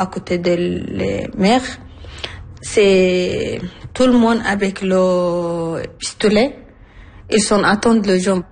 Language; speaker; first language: French; non-native, learner; Arabic